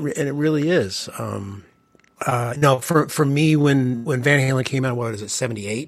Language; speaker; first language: English; native; English